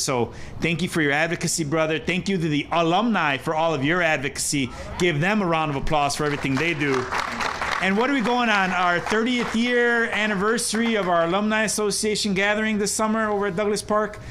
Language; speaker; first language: English; early bilingual, other home language; Spanish